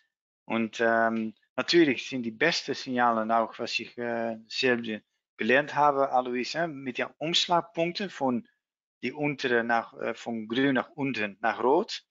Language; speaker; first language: German; non-native, learner; Dutch